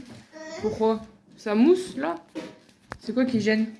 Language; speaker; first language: French; native; French